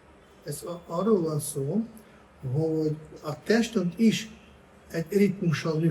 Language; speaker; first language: Hungarian; non-native, fluent; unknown